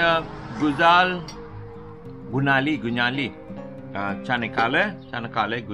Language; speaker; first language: Turkish; non-native, learner; Hindi